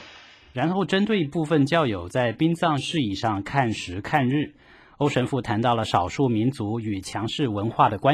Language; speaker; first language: Chinese; native; Chinese